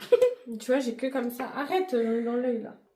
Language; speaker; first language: French; native; French